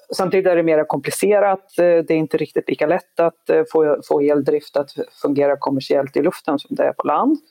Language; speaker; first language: Swedish; native; Swedish